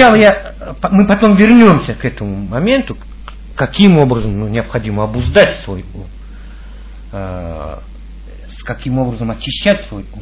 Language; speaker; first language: Russian; native; Russian